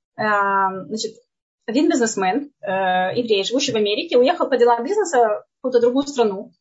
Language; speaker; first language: Russian; native; Russian